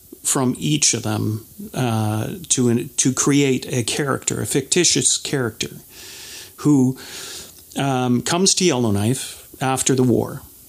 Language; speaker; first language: English; native; English